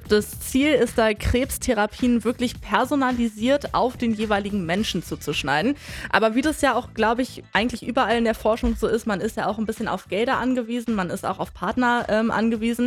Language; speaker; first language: German; native; German